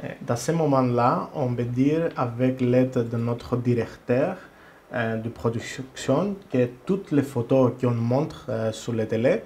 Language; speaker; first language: French; non-native, learner; Greek